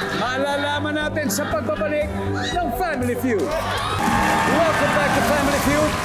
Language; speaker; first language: Filipino; native; Filipino